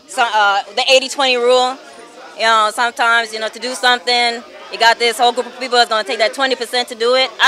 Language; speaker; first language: English; native; English